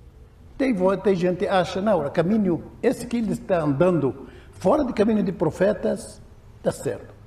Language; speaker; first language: Portuguese; non-native, fluent; Arabic